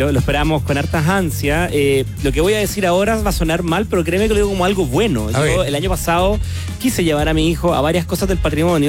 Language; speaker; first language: Spanish; native; Spanish